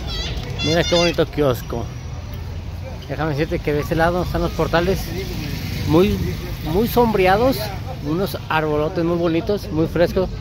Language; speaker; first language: Spanish; native; Spanish